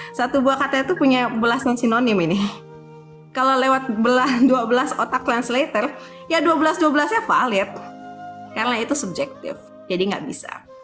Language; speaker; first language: Indonesian; native; Indonesian